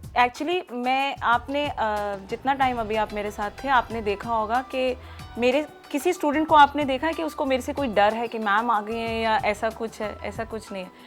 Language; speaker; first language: Hindi; native; Hindi